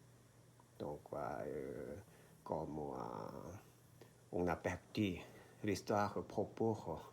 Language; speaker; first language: French; non-native, learner; Korean